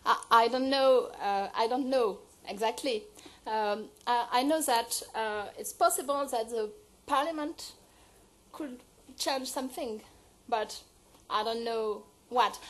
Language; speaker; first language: English; non-native, fluent; French